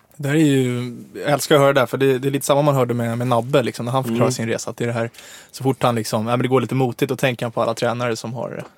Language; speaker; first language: Swedish; native; Swedish